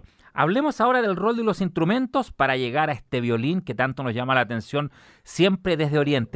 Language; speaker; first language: Spanish; native; Spanish